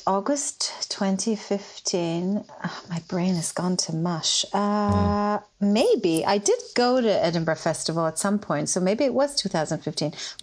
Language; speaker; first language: English; non-native, fluent; Hebrew